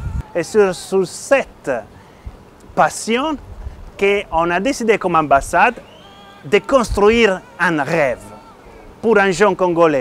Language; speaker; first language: French; non-native, fluent; Italian